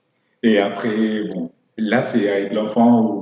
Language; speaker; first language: French; non-native, fluent; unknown